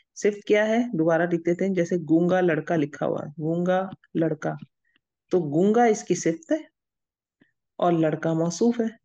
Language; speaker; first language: Urdu; native; Urdu